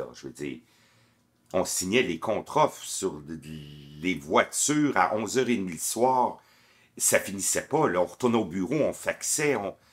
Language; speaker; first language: French; native; French